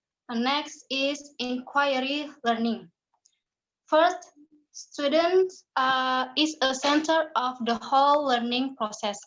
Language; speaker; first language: English; non-native, learner; Indonesian